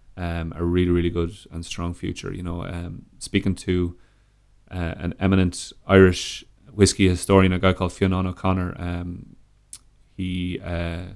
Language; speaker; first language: English; native; English